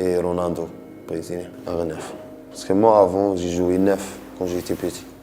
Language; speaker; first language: French; non-native, local second language; Arabic